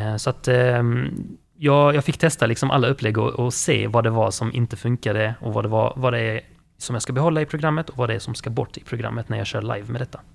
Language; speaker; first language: Swedish; early bilingual, other home language; Arabic